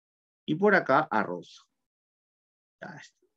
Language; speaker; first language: Spanish; native; Spanish